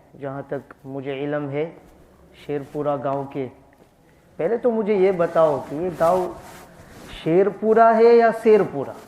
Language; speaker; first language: Urdu; non-native, fluent; Gujarati